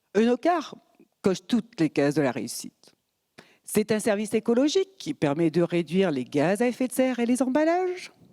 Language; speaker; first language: French; early bilingual, other home language; Portuguese